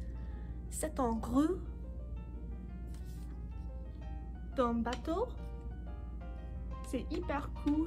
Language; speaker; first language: French; non-native, learner; English